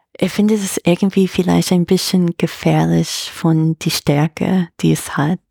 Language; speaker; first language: German; non-native, fluent; English